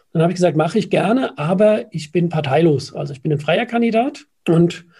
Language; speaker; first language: German; native; German